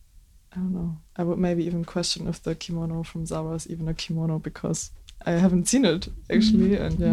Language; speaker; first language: English; non-native, fluent; German